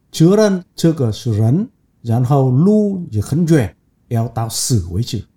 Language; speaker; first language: Chinese; non-native, fluent; Vietnamese